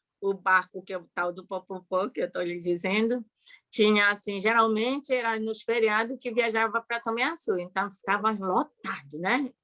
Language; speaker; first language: Portuguese; early bilingual, other home language; Japanese